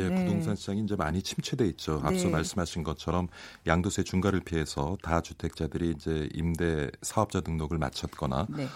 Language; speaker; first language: Korean; native; Korean